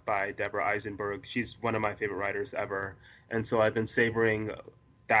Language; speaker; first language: English; native; English